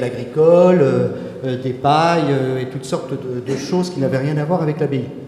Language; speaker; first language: French; native; French